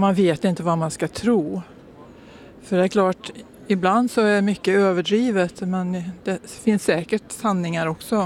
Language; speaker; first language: Swedish; native; Swedish